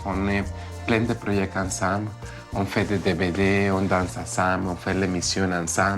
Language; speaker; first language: French; non-native, fluent; Spanish